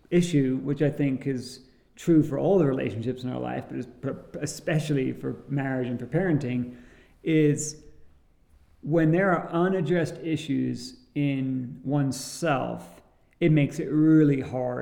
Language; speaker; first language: English; native; English